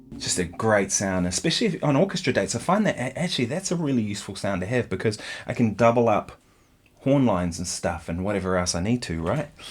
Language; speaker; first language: English; native; English